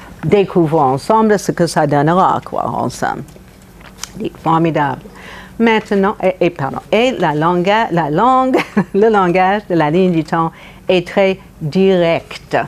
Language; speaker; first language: French; non-native, fluent; English